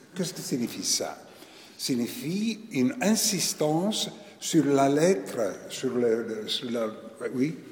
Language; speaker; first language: French; non-native, fluent; Greek